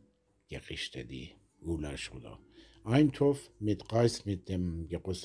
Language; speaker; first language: German; non-native, learner; Persian